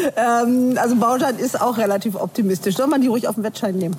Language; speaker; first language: German; native; German